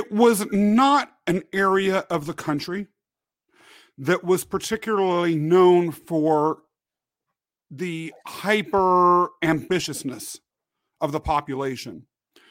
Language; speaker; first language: English; native; English